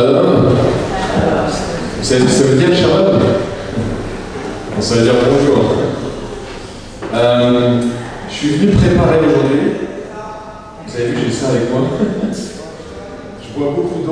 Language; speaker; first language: French; native; French